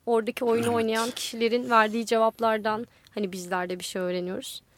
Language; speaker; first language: Turkish; native; Turkish